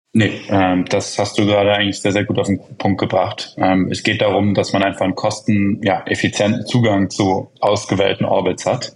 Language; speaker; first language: German; native; German